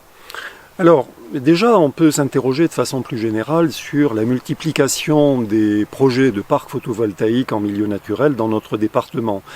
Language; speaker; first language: French; native; French